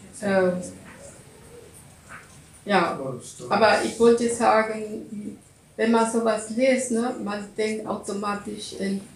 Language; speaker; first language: German; non-native, learner; Russian